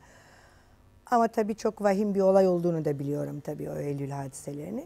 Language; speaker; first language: Turkish; non-native, local second language; Greek